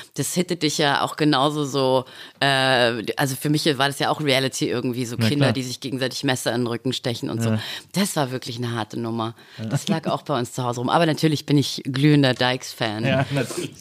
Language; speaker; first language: German; native; German